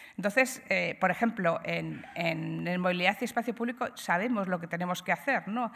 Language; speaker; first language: Spanish; native; Spanish